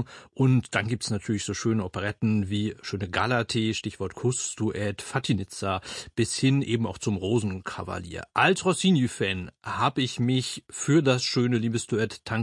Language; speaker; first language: German; native; German